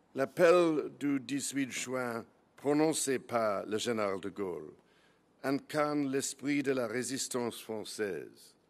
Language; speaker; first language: French; non-native, fluent; English